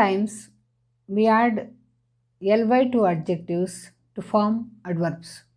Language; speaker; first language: English; non-native, fluent; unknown